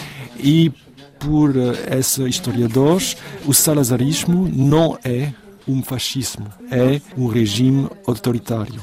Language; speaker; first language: Portuguese; non-native, fluent; French